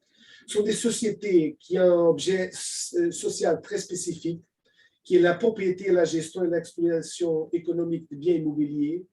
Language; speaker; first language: French; non-native, fluent; Portuguese